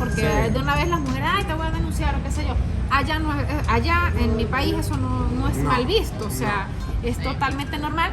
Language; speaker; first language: Spanish; native; Spanish